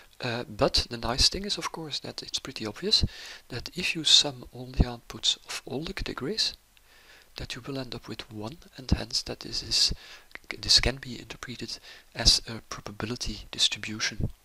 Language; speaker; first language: English; non-native, fluent; Dutch